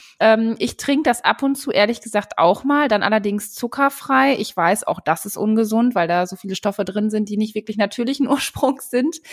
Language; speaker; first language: German; native; German